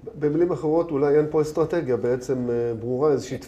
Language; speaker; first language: Hebrew; native; Hebrew